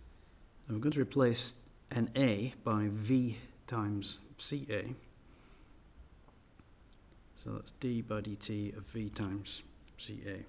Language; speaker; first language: English; native; English